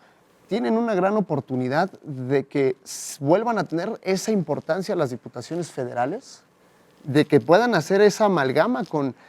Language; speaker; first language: Spanish; native; Spanish